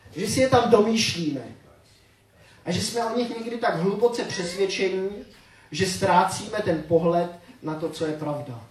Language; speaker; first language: Czech; native; Czech